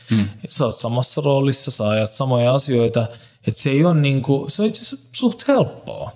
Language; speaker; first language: Finnish; non-native, fluent; Turkish